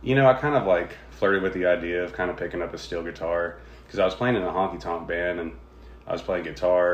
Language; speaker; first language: English; native; English